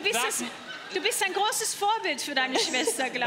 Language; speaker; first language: German; native; German